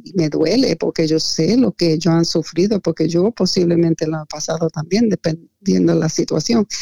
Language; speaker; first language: Spanish; early bilingual, heritage; Spanish